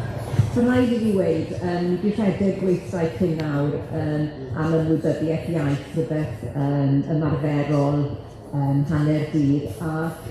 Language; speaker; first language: Welsh; native; Welsh